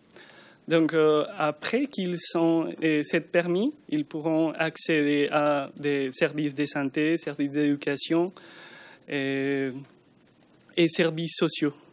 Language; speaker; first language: French; non-native, learner; Spanish